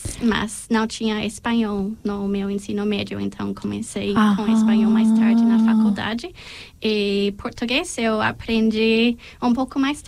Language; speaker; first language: Portuguese; non-native, fluent; English